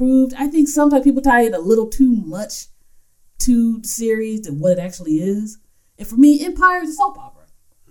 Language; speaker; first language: English; native; English